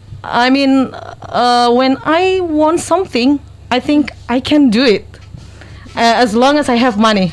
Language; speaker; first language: English; non-native, learner; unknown